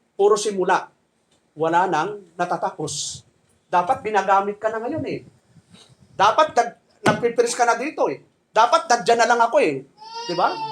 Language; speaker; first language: Filipino; native; Filipino